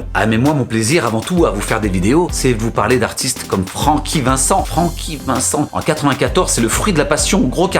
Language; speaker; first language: French; native; French